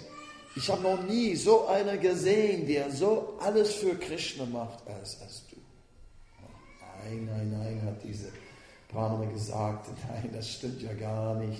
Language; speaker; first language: German; non-native, fluent; Dutch